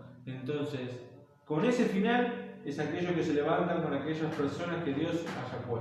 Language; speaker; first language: Spanish; native; Spanish